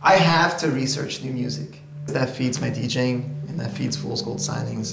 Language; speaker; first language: English; native; English